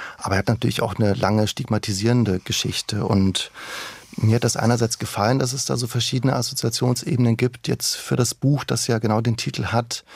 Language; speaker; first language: German; early bilingual, other home language; Croatian